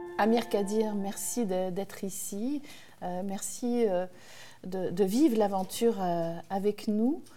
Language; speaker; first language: French; native; French